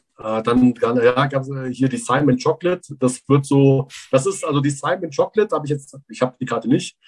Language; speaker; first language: German; early bilingual, other home language; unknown